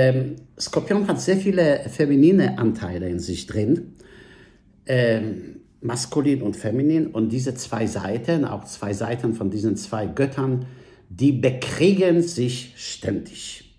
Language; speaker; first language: German; non-native, fluent; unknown